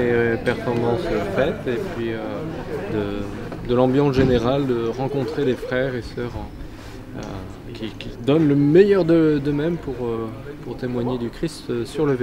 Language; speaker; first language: French; native; French